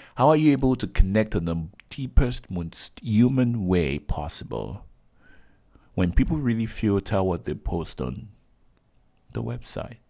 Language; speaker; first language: English; non-native, local second language; Yoruba